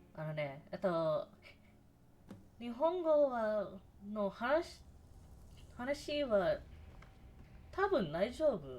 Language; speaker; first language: Japanese; non-native, learner; English